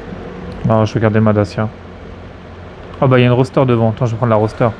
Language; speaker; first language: French; native; French